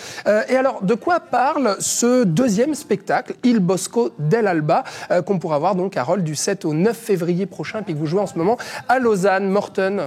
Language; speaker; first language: French; native; French